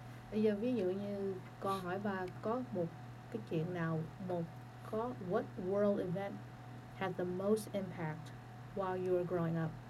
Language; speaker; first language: Vietnamese; early bilingual, other home language; English